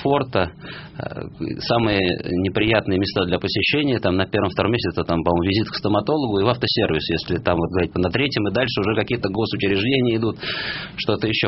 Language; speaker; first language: Russian; native; Russian